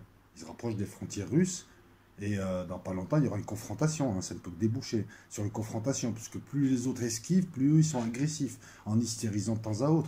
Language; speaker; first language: French; native; French